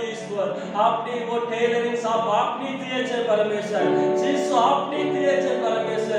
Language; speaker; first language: Bangla; non-native, learner; Hindi